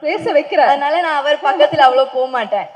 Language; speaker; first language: Tamil; non-native, fluent; Malayalam